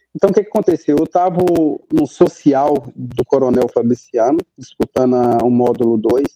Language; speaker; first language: Portuguese; native; Portuguese